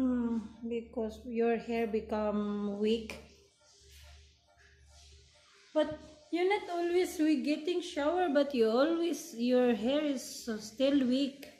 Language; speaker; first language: English; non-native, local second language; Filipino